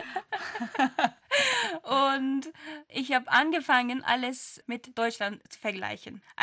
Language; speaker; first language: German; non-native, learner; Turkish